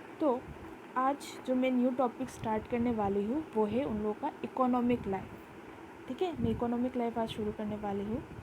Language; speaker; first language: Hindi; non-native, local second language; Bangla